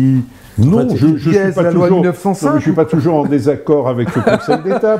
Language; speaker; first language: French; native; French